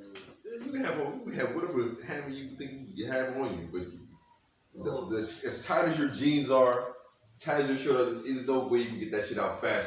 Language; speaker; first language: English; native; English